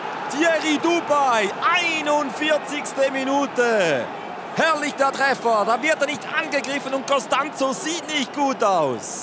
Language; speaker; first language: German; native; German